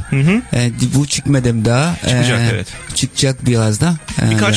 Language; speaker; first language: Turkish; non-native, learner; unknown